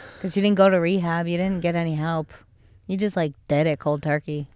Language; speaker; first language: English; native; English